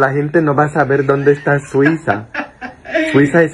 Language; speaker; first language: Spanish; non-native, fluent; Polish